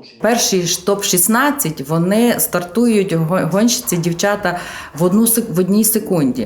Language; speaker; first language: Ukrainian; native; Ukrainian